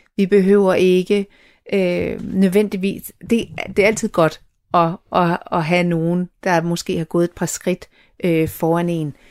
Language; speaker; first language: Danish; native; Danish